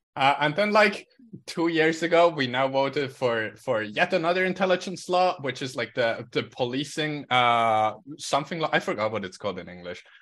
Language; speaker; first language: English; non-native, fluent; Swiss German